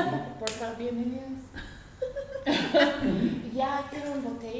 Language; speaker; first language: Spanish; non-native, learner; English